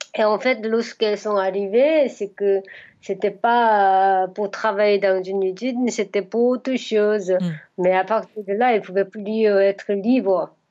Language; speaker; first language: French; non-native, fluent; Korean